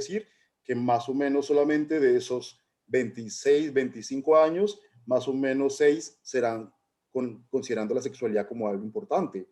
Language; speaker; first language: Spanish; native; Spanish